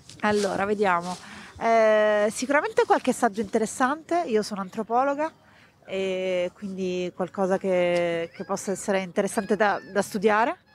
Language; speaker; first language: Italian; native; Italian